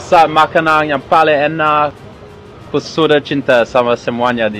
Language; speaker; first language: Indonesian; non-native, learner; English